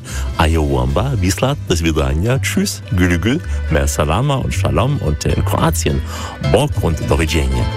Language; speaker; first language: German; native; German